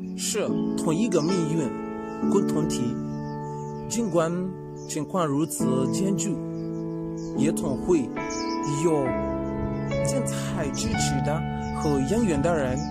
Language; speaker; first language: Chinese; non-native, fluent; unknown